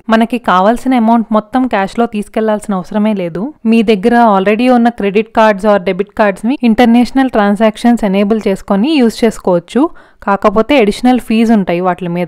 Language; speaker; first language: Telugu; native; Telugu